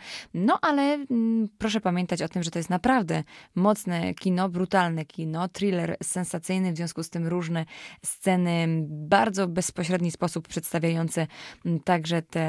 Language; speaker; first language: Polish; native; Polish